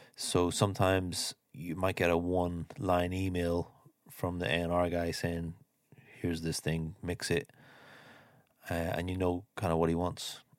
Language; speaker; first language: English; native; English